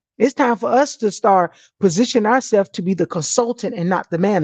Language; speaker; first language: English; native; English